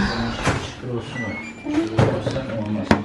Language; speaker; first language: Turkish; early bilingual, heritage; Turkish